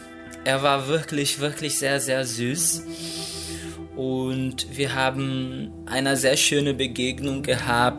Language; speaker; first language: German; non-native, fluent; Portuguese